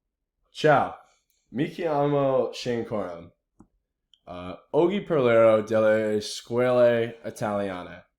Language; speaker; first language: Italian; non-native, learner; English